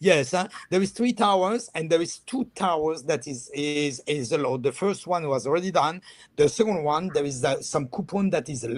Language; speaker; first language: English; non-native, fluent; French